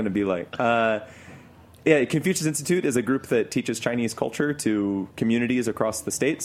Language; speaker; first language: English; native; English